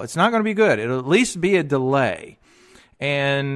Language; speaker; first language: English; native; English